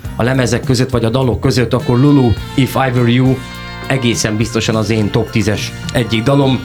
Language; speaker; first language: Hungarian; native; Hungarian